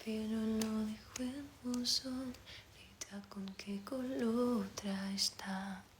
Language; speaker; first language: Spanish; non-native, learner; French